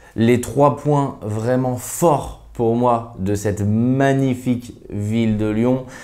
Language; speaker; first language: French; native; French